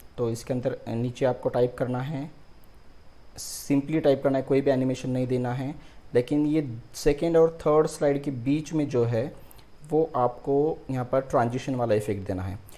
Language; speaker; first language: Hindi; non-native, local second language; Marathi